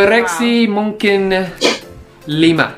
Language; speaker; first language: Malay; non-native, fluent; English